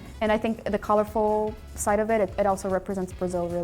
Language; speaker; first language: English; non-native, fluent; Portuguese